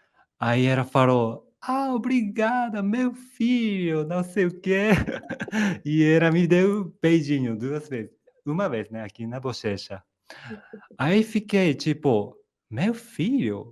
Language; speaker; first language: Portuguese; non-native, fluent; Japanese